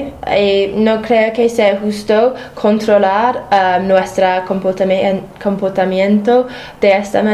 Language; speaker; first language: Spanish; non-native, fluent; English